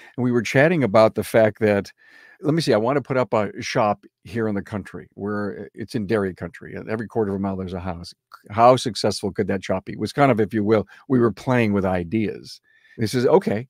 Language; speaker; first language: English; native; English